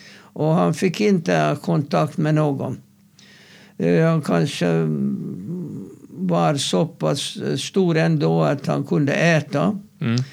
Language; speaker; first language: Swedish; non-native, fluent; Hungarian